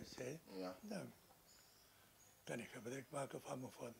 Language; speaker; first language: Dutch; non-native, local second language; Sranan Tongo